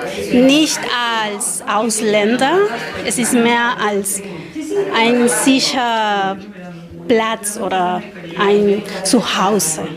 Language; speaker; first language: German; non-native, learner; Spanish